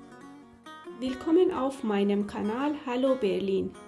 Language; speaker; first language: German; non-native, fluent; Persian